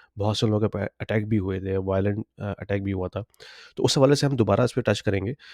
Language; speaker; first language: Urdu; native; Urdu